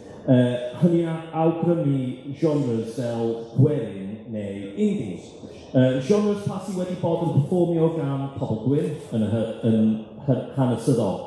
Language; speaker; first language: Welsh; non-native, fluent; English